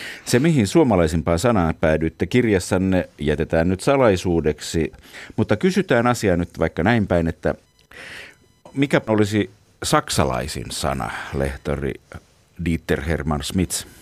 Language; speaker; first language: Finnish; native; Finnish